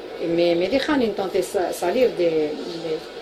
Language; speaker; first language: Spanish; non-native, fluent; Arabic